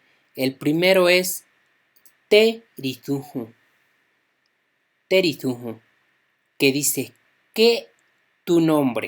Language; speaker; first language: Spanish; non-native, local second language; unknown